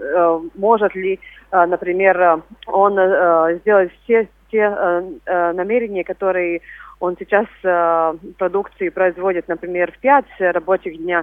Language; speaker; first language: Russian; non-native, local second language; Latvian